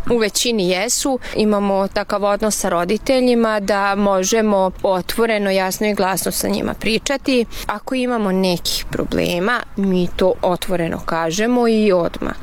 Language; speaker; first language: Serbian; non-native, local second language; Hungarian